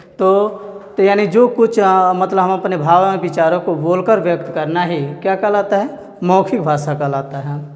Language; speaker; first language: Hindi; native; Hindi